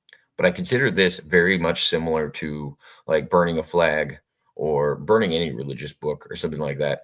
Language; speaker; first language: English; native; English